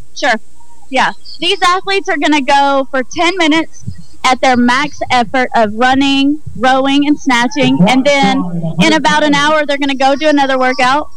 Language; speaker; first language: English; native; English